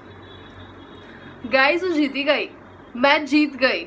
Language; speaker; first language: Hindi; non-native, local second language; Gujarati